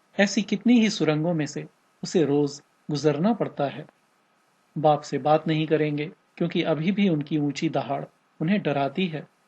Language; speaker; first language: Hindi; native; Hindi